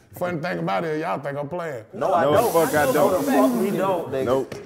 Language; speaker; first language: English; native; English